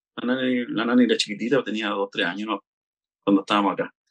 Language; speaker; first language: Spanish; native; Spanish